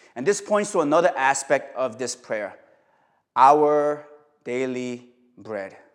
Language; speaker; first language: English; early bilingual, other home language; Korean